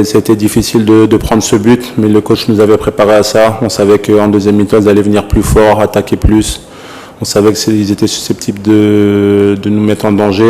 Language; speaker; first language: French; native; French